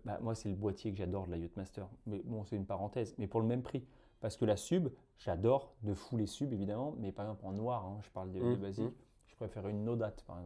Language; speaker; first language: French; native; French